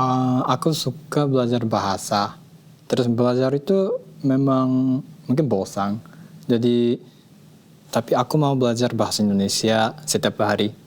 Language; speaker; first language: Indonesian; non-native, fluent; Japanese